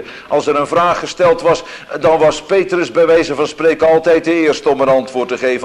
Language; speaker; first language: Dutch; native; Dutch